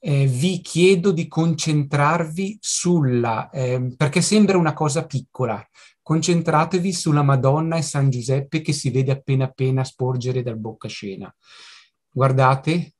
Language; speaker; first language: Italian; native; Italian